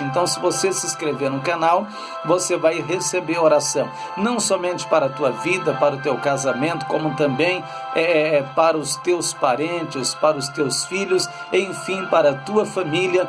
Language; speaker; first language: Portuguese; native; Portuguese